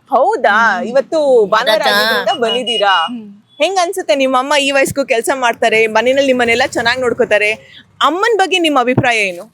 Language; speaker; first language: Kannada; native; Kannada